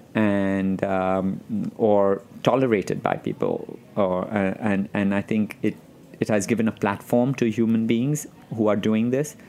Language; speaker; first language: English; non-native, local second language; Gujarati